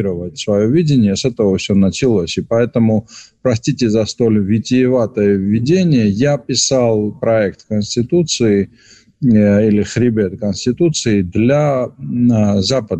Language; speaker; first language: Russian; non-native, local second language; Georgian